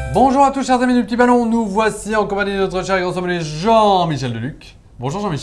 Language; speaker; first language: French; native; French